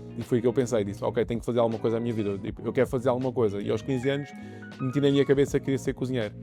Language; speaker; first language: Portuguese; early bilingual, other home language; Kabuverdianu